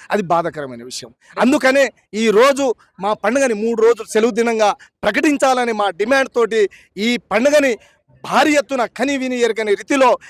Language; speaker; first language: Telugu; non-native, local second language; Lambadi